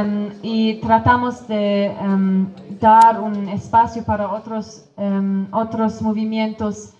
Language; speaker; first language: Spanish; non-native, fluent; Kurdish